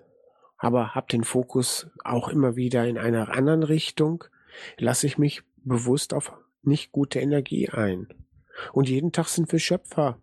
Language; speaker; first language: German; native; German